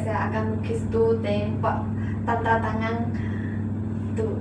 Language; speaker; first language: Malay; non-native, local second language; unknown